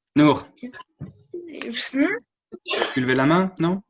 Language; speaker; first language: French; native; French